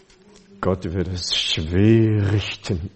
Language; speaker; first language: German; non-native, fluent; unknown